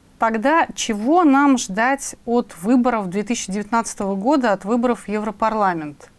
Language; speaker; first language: Russian; native; Russian